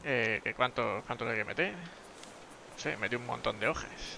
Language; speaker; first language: Spanish; native; Spanish